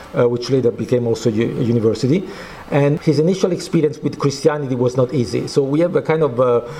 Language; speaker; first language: English; non-native, fluent; Italian